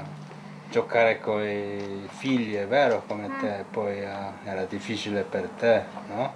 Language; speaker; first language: Italian; non-native, learner; Korean